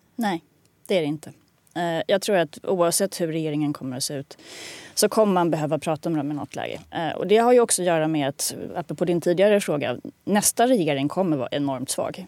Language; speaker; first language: Swedish; native; Swedish